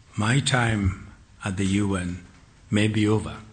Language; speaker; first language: English; non-native, local second language; Akan